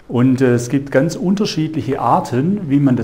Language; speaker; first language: German; native; German